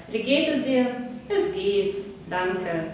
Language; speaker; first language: German; non-native, fluent; Belarusian